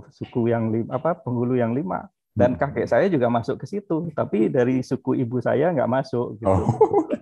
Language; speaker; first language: Indonesian; native; Indonesian